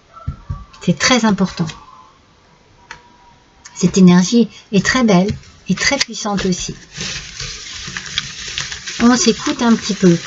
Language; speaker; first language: French; native; French